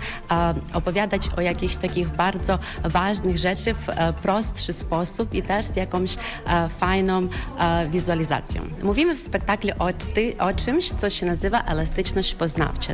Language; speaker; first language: Polish; non-native, fluent; Ukrainian